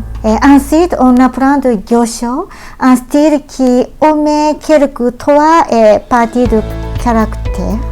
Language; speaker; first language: French; non-native, learner; Japanese